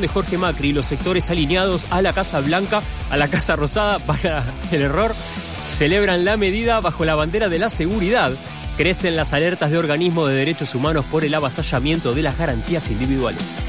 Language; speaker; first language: Spanish; native; Spanish